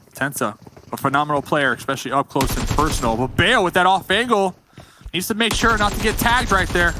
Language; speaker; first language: English; native; English